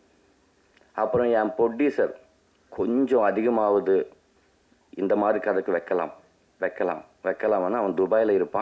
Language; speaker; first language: Tamil; non-native, learner; Telugu